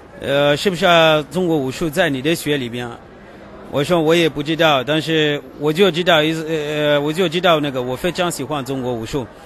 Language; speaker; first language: Chinese; non-native, learner; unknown